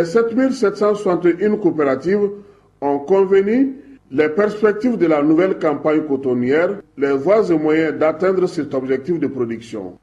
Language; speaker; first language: French; non-native, local second language; Bambara